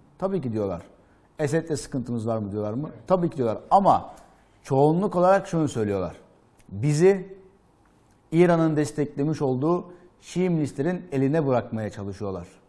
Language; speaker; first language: Turkish; native; Turkish